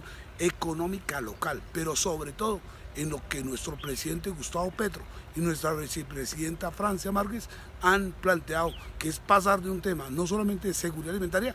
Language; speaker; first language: Spanish; native; Spanish